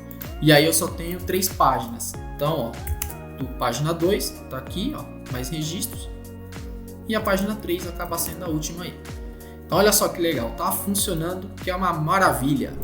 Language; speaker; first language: Portuguese; native; Portuguese